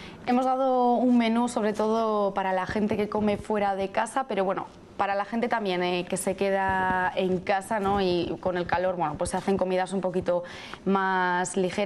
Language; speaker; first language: Spanish; native; Spanish